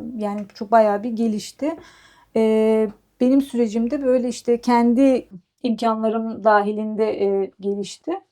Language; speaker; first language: Turkish; native; Turkish